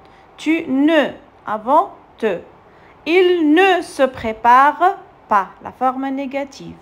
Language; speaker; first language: French; non-native, fluent; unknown